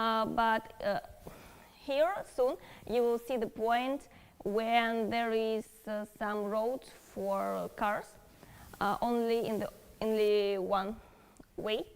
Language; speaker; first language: English; non-native, fluent; Russian